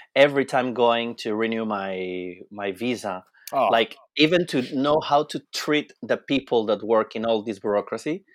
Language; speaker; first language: English; non-native, fluent; Spanish